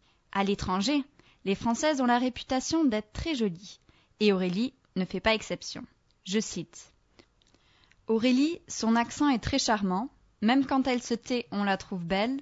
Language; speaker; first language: French; native; French